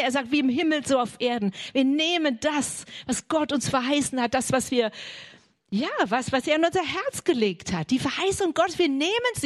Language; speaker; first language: German; native; German